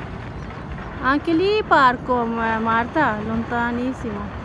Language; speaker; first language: Italian; non-native, learner; Hindi